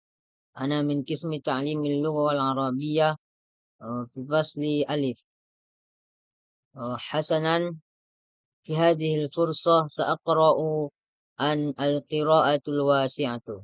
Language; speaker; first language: Arabic; non-native, learner; Indonesian